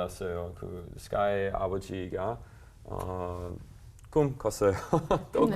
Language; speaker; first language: Korean; non-native, learner; English